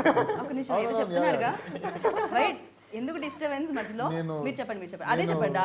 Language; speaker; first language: Telugu; native; Telugu